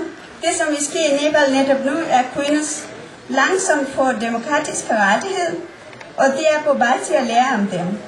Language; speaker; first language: Danish; non-native, fluent; Nepali